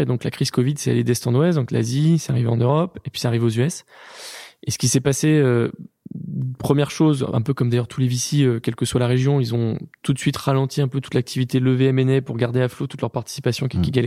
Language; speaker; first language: French; native; French